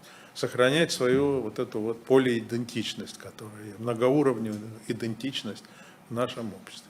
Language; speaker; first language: Russian; native; Russian